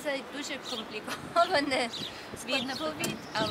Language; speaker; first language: Ukrainian; early bilingual, heritage; Ukrainian